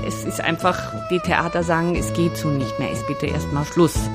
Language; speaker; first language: German; native; German